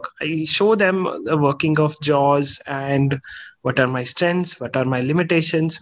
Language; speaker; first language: English; non-native, local second language; Hindi